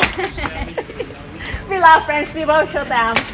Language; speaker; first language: English; non-native, learner; Thai